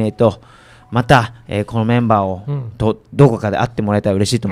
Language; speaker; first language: Japanese; native; Japanese